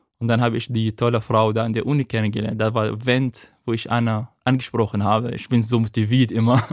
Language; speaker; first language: German; non-native, fluent; Arabic